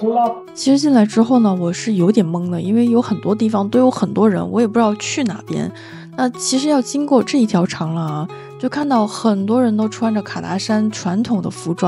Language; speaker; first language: Chinese; native; Chinese